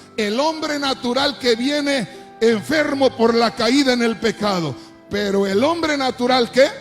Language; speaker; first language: Spanish; native; Spanish